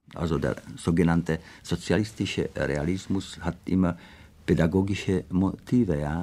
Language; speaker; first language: German; non-native, fluent; Czech